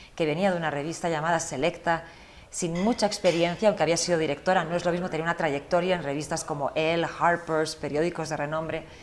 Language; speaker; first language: Spanish; early bilingual, heritage; Spanish